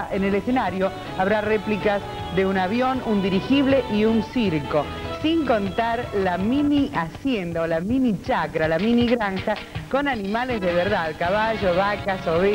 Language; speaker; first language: Spanish; native; Spanish